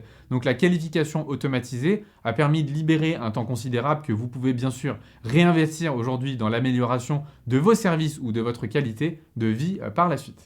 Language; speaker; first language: French; native; French